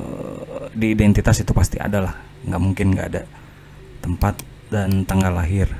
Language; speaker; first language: Indonesian; native; Indonesian